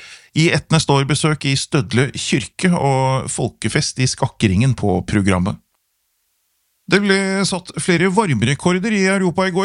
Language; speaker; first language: Norwegian; native; Norwegian